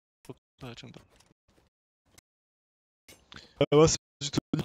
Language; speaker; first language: French; native; French